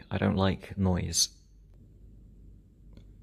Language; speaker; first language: English; native; English